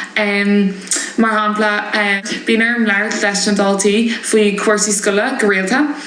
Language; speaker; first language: Irish; non-native, local second language; English